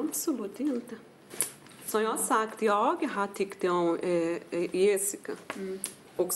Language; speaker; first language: Swedish; non-native, fluent; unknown